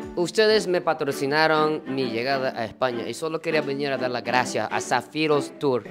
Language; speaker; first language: Spanish; non-native, fluent; Japanese